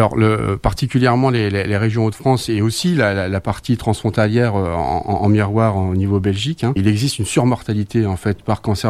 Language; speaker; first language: French; native; French